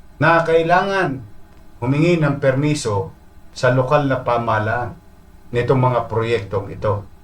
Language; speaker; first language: Filipino; native; Filipino